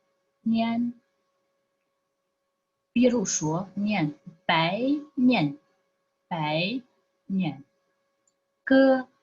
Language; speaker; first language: Chinese; non-native, fluent; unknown